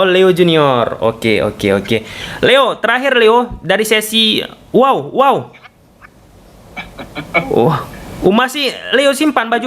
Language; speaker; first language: Indonesian; native; Indonesian